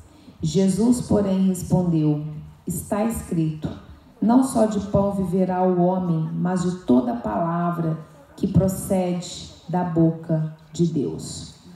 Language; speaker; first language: Portuguese; native; Portuguese